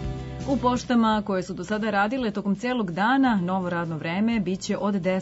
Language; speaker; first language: Serbian; native; Serbian